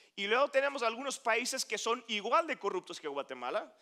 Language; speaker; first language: Spanish; non-native, fluent; Dutch